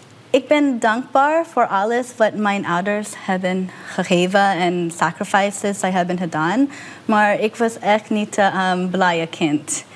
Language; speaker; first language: Dutch; non-native, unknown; English